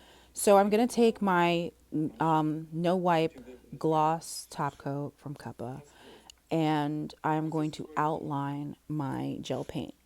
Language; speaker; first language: English; native; English